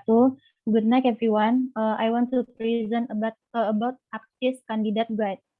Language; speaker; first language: English; non-native, learner; Indonesian